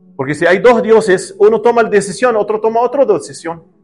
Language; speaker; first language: Spanish; non-native, learner; Arabic